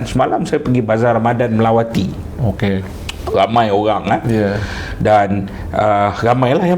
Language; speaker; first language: Malay; native; Malay